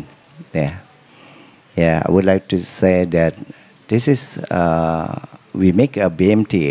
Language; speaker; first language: English; non-native, learner; Indonesian